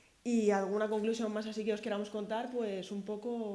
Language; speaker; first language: Spanish; native; Spanish